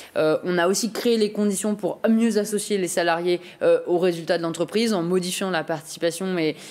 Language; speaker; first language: French; native; French